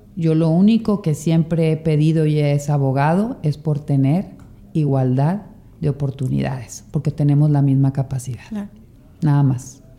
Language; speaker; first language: Spanish; native; Spanish